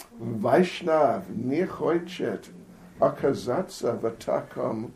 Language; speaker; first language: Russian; non-native, fluent; English